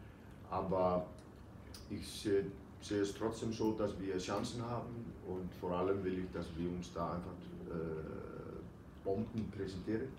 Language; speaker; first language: German; non-native, fluent; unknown